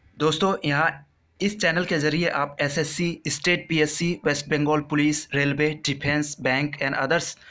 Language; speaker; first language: Hindi; non-native, local second language; Bangla